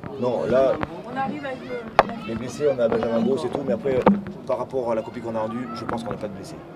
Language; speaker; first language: French; native; French